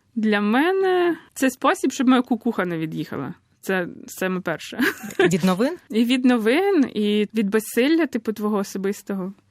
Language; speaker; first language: Ukrainian; native; Ukrainian